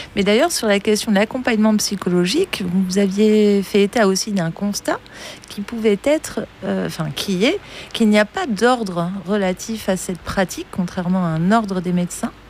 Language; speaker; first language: French; native; French